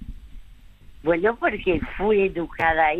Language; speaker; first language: Spanish; early bilingual, other home language; French